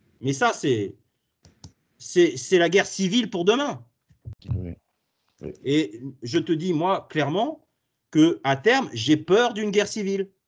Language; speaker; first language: French; native; French